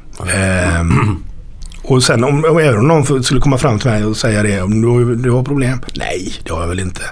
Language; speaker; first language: Swedish; native; Swedish